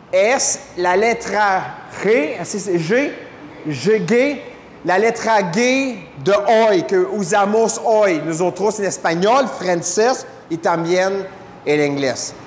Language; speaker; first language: Spanish; non-native, fluent; French